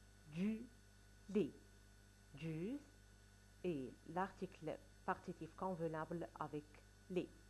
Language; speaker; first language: French; non-native, fluent; Arabic